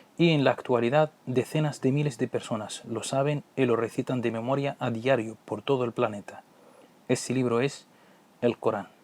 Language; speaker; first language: Spanish; non-native, fluent; Arabic